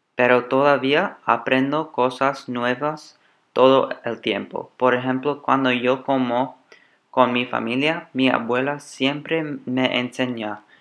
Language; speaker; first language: Spanish; non-native, learner; English